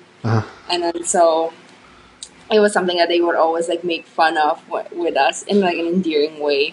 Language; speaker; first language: English; non-native, local second language; Filipino